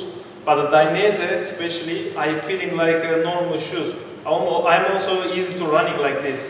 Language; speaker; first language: English; non-native, learner; Turkish